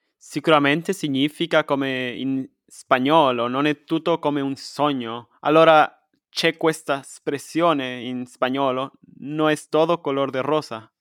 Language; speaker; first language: Italian; non-native, fluent; Spanish